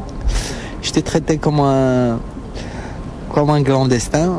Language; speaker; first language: French; non-native, local second language; Arabic